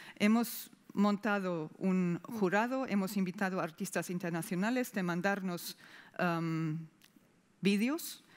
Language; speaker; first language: Spanish; non-native, fluent; German